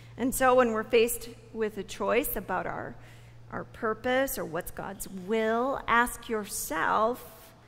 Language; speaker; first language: English; native; English